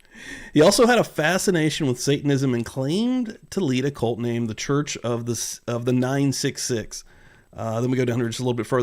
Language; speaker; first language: English; native; English